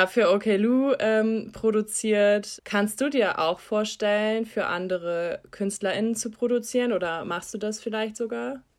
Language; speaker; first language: German; native; German